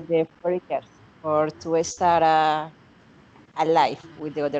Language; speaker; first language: English; non-native, learner; Spanish